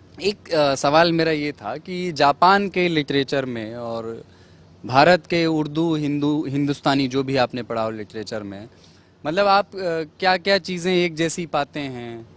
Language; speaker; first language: Urdu; native; Urdu